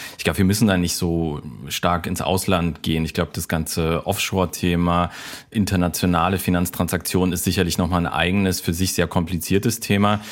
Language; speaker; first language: German; native; German